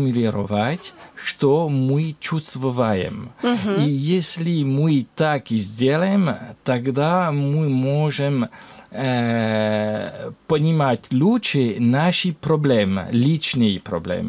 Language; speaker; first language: Russian; non-native, learner; French